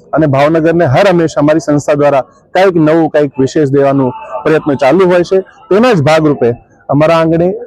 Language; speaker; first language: Gujarati; non-native, local second language; Sindhi